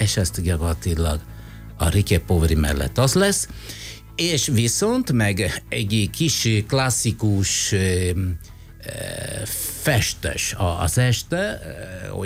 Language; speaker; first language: Hungarian; non-native, fluent; Italian